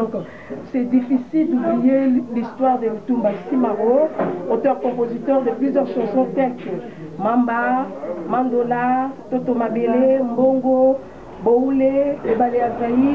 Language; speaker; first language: French; non-native, local second language; Lingala